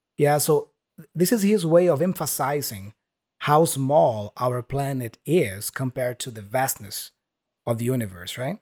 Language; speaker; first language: English; non-native, fluent; Portuguese